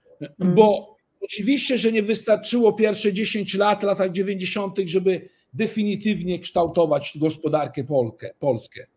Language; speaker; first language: Polish; early bilingual, heritage; Italian